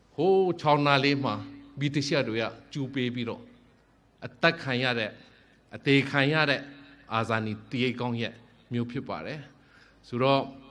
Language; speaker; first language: Burmese; non-native, local second language; Hakha Chin